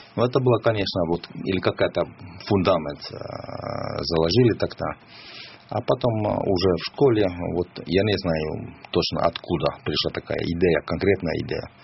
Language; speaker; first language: Russian; non-native, fluent; Finnish